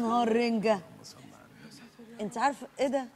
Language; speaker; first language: Arabic; native; Arabic